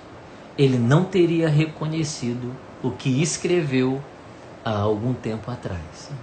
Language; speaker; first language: Portuguese; native; Portuguese